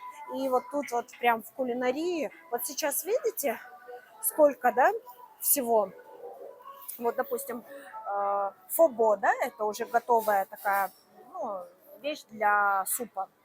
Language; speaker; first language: Russian; native; Russian